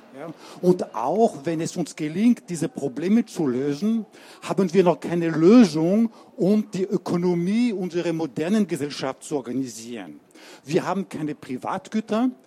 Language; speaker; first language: German; non-native, fluent; French